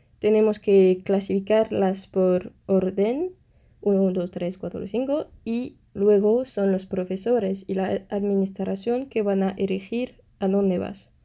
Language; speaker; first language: Spanish; non-native, fluent; French